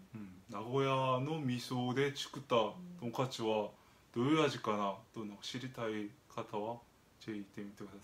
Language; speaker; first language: Japanese; non-native, fluent; Korean